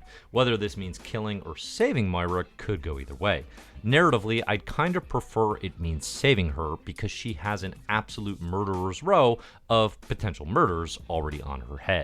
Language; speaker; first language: English; native; English